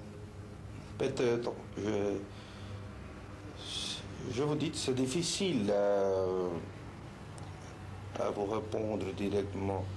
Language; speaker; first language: French; non-native, learner; Spanish